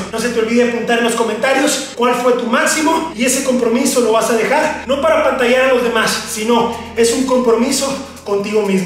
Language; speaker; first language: Spanish; native; Spanish